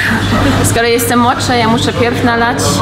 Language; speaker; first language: Polish; early bilingual, heritage; Polish